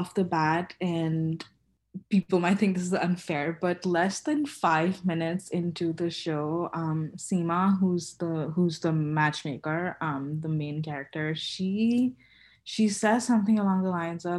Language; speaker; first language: English; non-native, local second language; Bangla